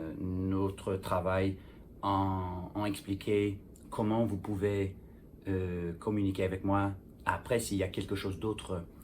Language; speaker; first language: French; non-native, fluent; English